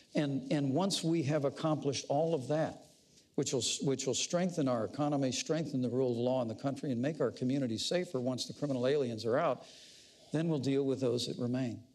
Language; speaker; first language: English; native; English